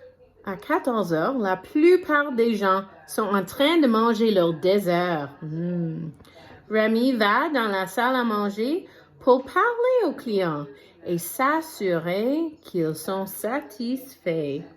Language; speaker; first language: French; non-native, fluent; English